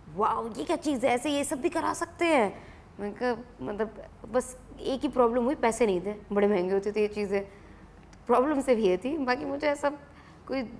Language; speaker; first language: Hindi; native; Hindi